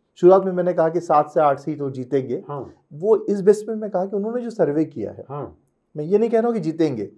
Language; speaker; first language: Hindi; non-native, local second language; Telugu